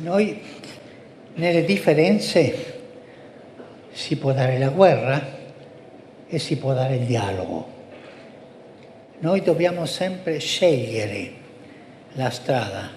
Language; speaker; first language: Italian; non-native, fluent; Spanish